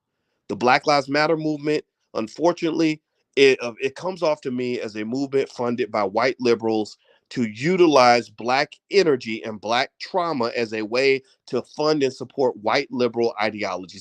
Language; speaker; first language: English; native; English